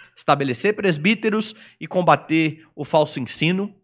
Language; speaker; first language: Portuguese; native; Portuguese